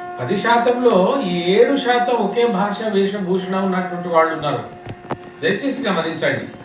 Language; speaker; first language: Telugu; non-native, local second language; Lambadi